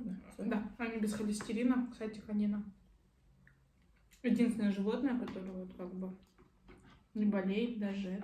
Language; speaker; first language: Russian; non-native, local second language; Kazakh